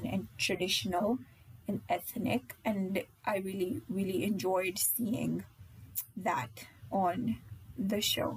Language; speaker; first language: English; non-native, local second language; Hindi